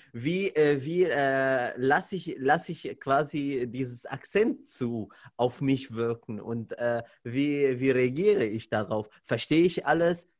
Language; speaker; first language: German; non-native, fluent; Arabic